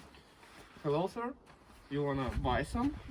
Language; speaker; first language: English; non-native, learner; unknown